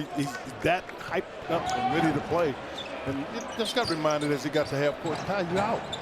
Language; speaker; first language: English; native; English